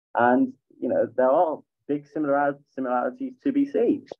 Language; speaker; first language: English; native; English